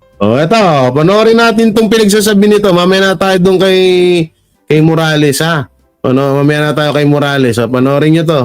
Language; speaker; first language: Filipino; non-native, local second language; Hiligaynon